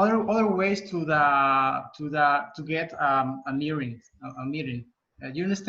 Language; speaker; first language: English; non-native, learner; Spanish